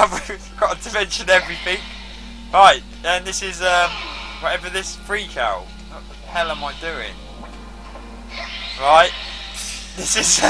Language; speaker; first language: English; native; English